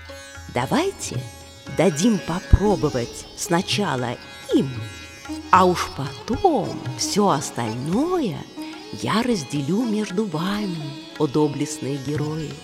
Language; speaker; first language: Russian; native; Russian